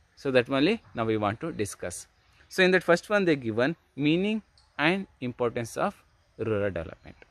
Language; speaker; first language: English; non-native, local second language; Kannada